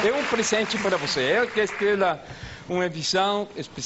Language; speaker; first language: Portuguese; non-native, fluent; Spanish